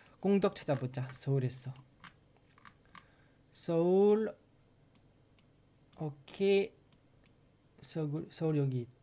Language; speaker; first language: Korean; non-native, learner; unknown